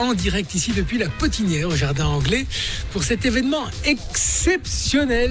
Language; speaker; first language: French; native; French